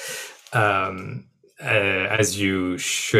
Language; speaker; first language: English; non-native, fluent; French